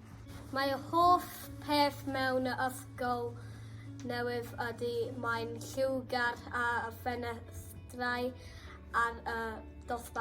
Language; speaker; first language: Welsh; non-native, local second language; English